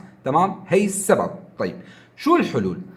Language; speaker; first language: Arabic; native; Arabic